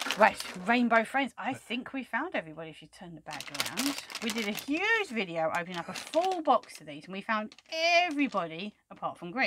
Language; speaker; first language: English; native; English